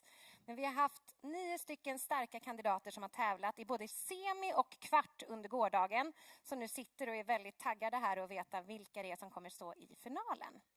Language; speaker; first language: Swedish; native; Swedish